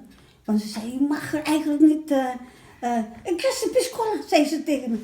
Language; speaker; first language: Dutch; early bilingual, other home language; Malay